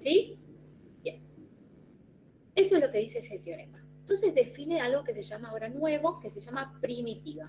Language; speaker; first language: Spanish; native; Spanish